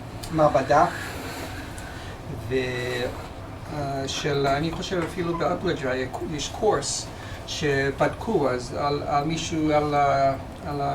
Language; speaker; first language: Hebrew; non-native, fluent; English